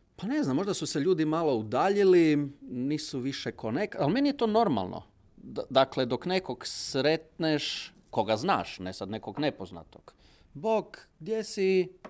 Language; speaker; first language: Croatian; native; Croatian